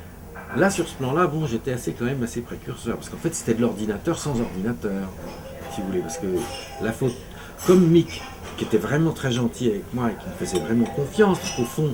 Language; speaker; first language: French; native; French